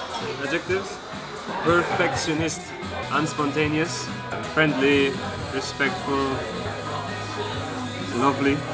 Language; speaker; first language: English; non-native, fluent; German